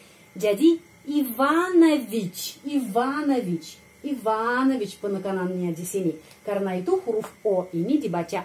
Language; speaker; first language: Indonesian; non-native, fluent; Russian